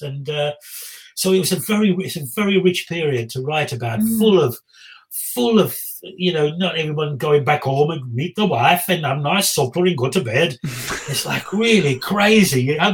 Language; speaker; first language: English; native; English